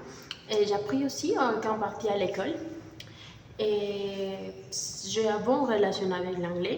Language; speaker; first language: French; non-native, learner; Spanish